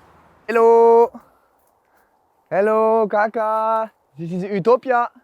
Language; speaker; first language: English; non-native, fluent; French